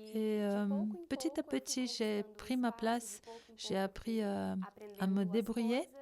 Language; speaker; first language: French; non-native, fluent; Portuguese